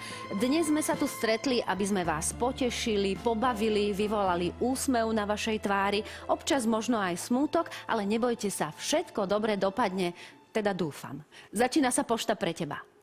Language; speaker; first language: Slovak; native; Slovak